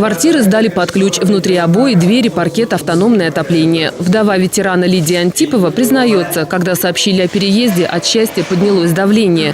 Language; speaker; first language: Russian; native; Russian